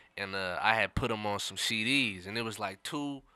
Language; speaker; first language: English; native; English